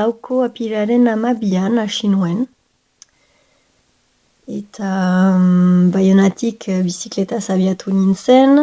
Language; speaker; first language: Basque; non-native, local second language; French